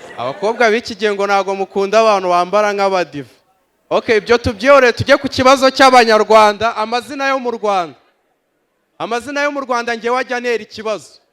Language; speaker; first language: Kinyarwanda; native; Kinyarwanda